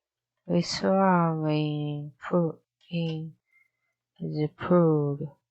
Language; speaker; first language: English; non-native, learner; Japanese